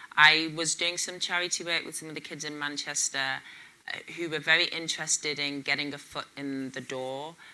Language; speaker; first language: English; native; English